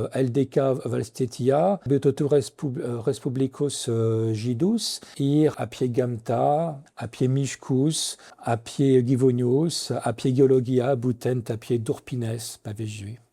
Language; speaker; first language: Lithuanian; non-native, fluent; French